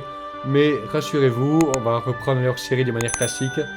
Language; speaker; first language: French; native; French